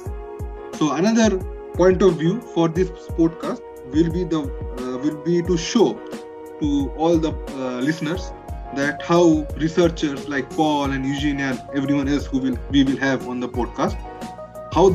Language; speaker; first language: English; non-native, local second language; Bangla